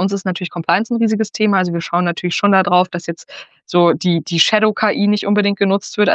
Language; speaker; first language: German; native; German